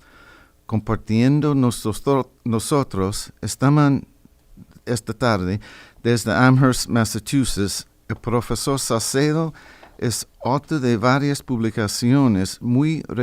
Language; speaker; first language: Spanish; non-native, fluent; English